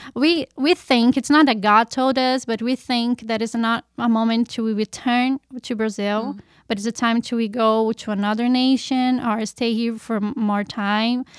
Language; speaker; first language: English; non-native, fluent; Portuguese